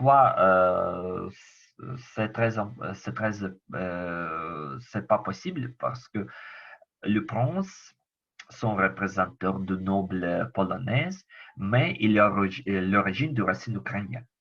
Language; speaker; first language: French; non-native, learner; Ukrainian